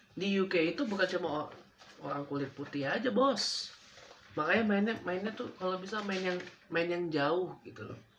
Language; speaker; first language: Indonesian; non-native, fluent; English